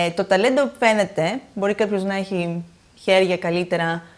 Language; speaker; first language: Greek; native; Greek